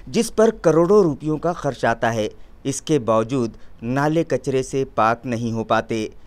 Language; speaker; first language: Urdu; native; Urdu